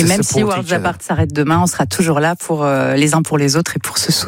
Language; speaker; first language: French; native; French